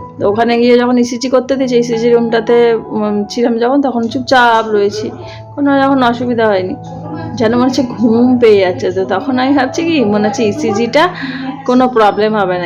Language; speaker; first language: Bangla; native; Bangla